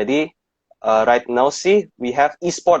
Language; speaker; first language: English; non-native, fluent; Indonesian